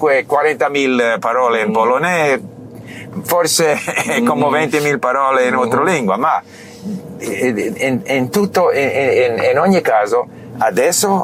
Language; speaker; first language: Italian; non-native, learner; English